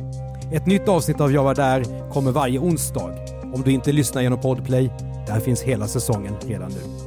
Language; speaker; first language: Swedish; native; Swedish